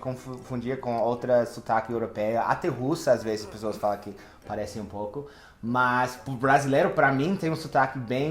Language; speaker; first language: Portuguese; non-native, fluent; English